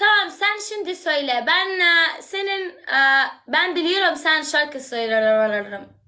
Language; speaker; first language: Turkish; non-native, learner; Arabic